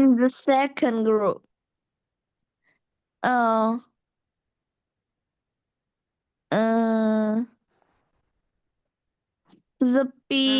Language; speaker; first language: English; non-native, learner; Vietnamese